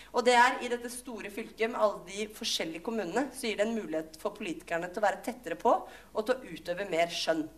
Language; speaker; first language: Norwegian; native; Norwegian